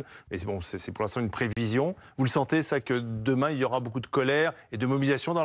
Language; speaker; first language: French; native; French